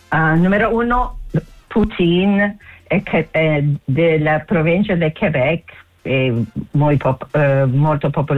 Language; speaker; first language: Italian; non-native, learner; English